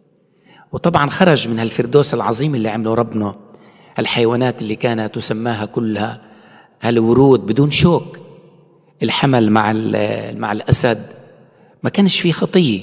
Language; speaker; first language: Arabic; native; Arabic